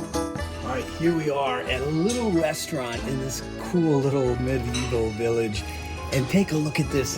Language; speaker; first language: English; native; English